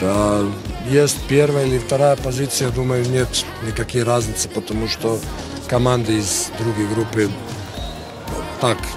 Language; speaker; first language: Russian; non-native, fluent; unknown